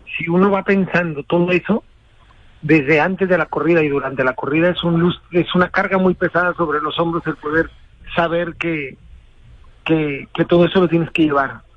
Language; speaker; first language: Spanish; native; Spanish